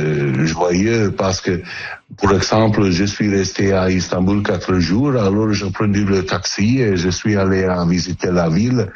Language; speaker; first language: French; non-native, learner; Italian